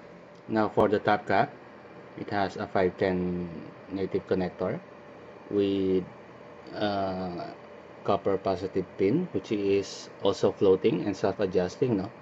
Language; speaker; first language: English; non-native, local second language; Filipino